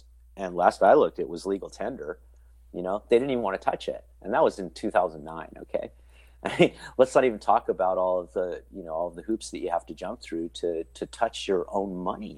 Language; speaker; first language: English; native; English